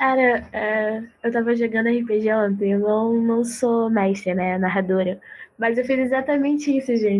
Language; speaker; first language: Portuguese; native; Portuguese